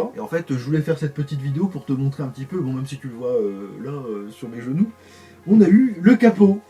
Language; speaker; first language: French; native; French